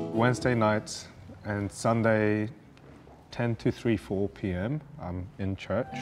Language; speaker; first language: English; early bilingual, other home language; Korean